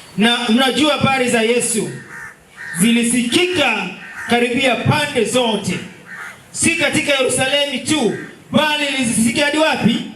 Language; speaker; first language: Swahili; non-native, local second language; Luo (Kenya and Tanzania)